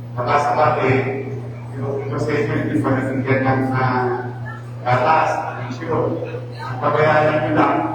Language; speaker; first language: Filipino; native; Filipino